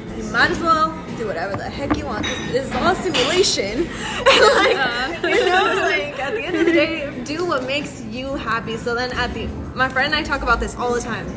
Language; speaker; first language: English; early bilingual, other home language; Spanish